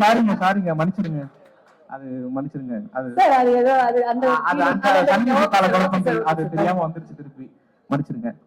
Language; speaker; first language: Tamil; native; Tamil